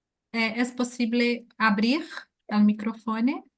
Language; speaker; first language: Spanish; non-native, learner; Portuguese